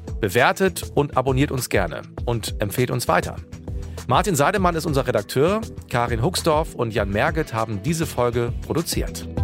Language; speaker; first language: German; native; German